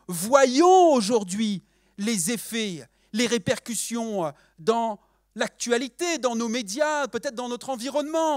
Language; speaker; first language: French; native; French